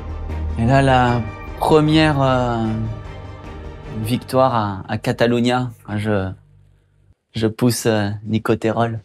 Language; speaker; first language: French; native; French